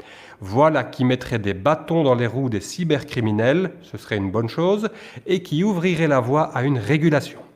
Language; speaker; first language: French; native; French